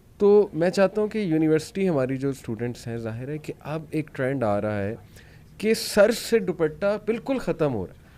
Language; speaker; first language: Urdu; native; Urdu